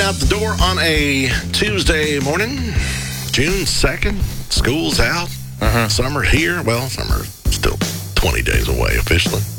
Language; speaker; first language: English; native; English